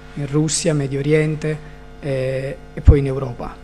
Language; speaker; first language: Italian; native; Italian